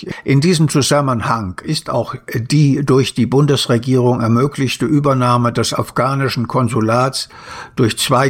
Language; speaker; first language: German; native; German